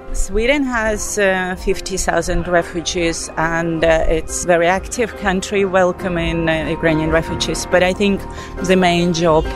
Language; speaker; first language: English; non-native, fluent; Belarusian